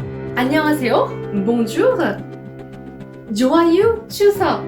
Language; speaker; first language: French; non-native, fluent; Korean